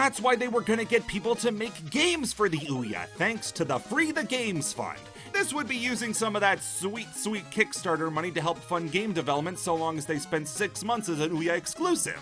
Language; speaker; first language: English; native; English